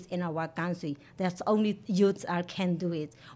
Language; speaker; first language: English; non-native, learner; Burmese